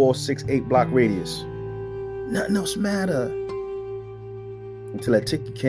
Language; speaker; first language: English; native; English